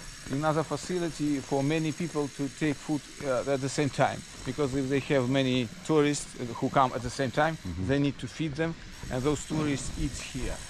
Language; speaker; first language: English; non-native, fluent; Russian